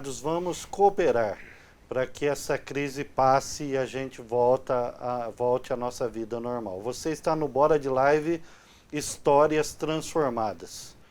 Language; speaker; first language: Portuguese; native; Portuguese